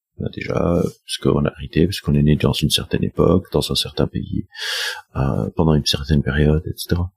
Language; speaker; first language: French; non-native, local second language; Arabic